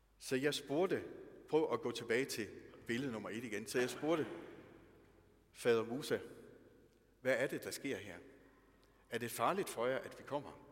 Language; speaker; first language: Danish; native; Danish